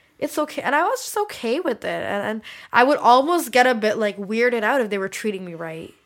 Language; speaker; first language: English; early bilingual, other home language; Bangla